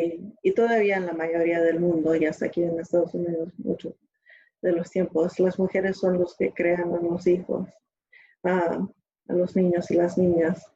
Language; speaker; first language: Spanish; early bilingual, other home language; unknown